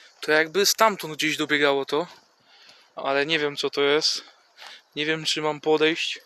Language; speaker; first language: Polish; native; Polish